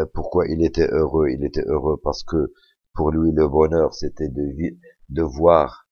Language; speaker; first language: French; non-native, local second language; Arabic